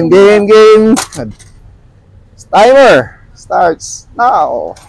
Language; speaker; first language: English; non-native, local second language; Cebuano